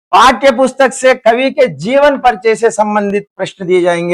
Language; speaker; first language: Hindi; non-native, local second language; Telugu